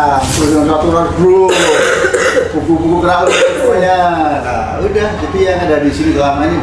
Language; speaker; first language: Indonesian; native; Indonesian